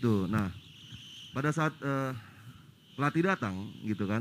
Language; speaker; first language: Indonesian; native; Indonesian